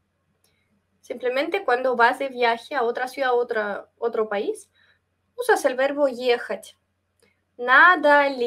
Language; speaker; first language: Spanish; non-native, fluent; Russian